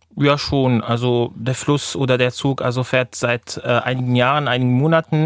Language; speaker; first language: German; non-native, fluent; Arabic